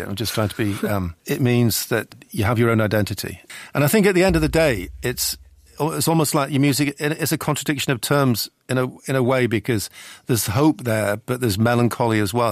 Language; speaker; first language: English; native; English